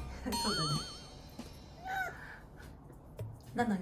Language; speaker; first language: Japanese; native; Japanese